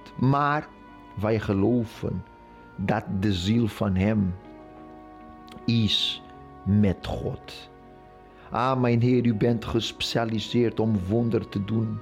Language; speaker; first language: Dutch; non-native, fluent; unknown